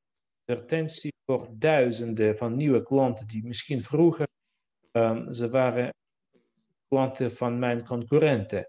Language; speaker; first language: Dutch; non-native, fluent; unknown